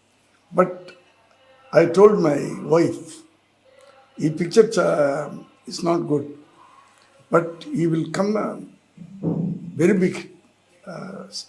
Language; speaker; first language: Telugu; non-native, learner; Tamil